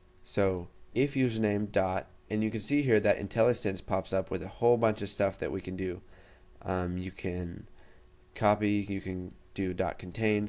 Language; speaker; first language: English; native; English